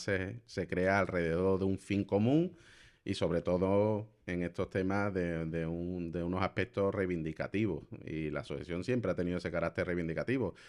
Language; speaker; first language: Spanish; native; Spanish